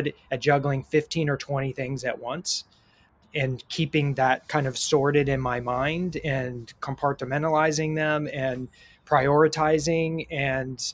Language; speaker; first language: English; native; English